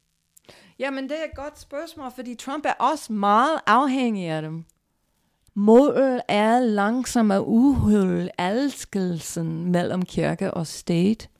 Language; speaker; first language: Danish; non-native, fluent; English